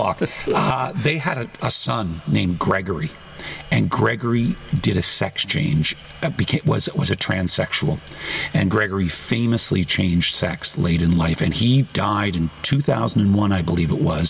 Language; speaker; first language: English; native; English